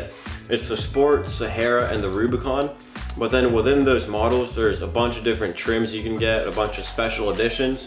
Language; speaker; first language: English; native; English